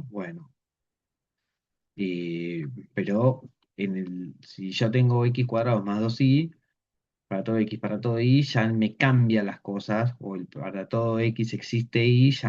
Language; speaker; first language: Spanish; native; Spanish